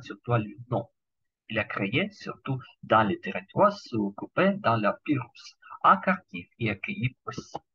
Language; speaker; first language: French; non-native, learner; Ukrainian